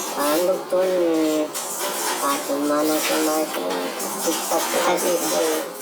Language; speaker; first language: Korean; non-native, learner; Sinhala